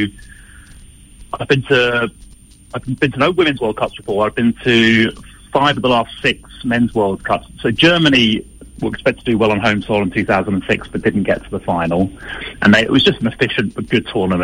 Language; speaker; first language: English; native; English